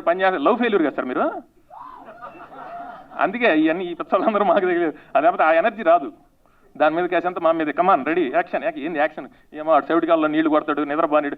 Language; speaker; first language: Telugu; native; Telugu